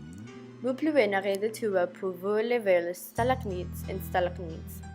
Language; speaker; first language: French; non-native, learner; Spanish